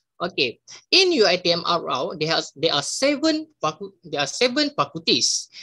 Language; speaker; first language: English; non-native, local second language; Malay